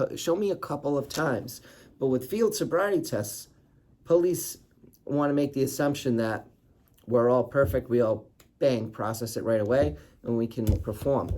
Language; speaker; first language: English; native; English